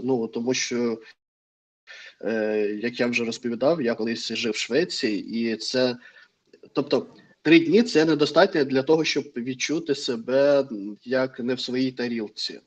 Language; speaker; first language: Ukrainian; non-native, learner; Russian